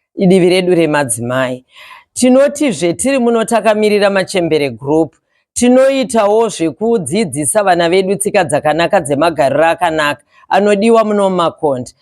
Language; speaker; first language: Shona; native; Shona